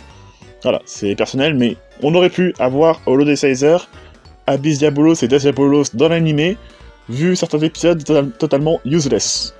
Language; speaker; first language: French; native; French